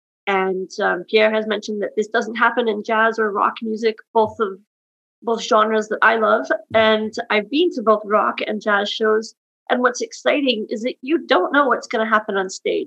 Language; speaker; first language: English; native; English